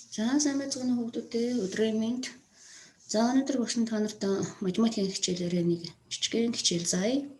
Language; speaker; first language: Mongolian; non-native, local second language; Kazakh